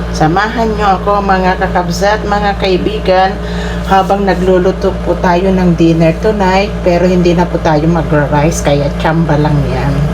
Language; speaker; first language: Filipino; non-native, local second language; Iloko